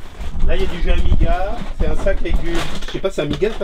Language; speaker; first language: French; native; French